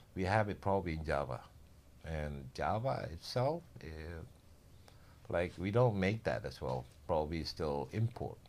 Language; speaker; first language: English; non-native, learner; Indonesian